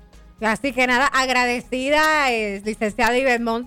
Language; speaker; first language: Spanish; native; Spanish